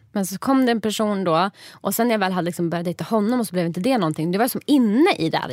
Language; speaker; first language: Swedish; native; Swedish